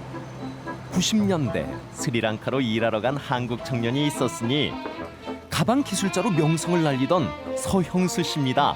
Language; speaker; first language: Korean; native; Korean